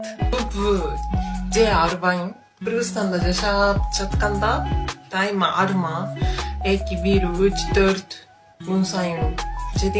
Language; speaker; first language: Kyrgyz; non-native, learner; Japanese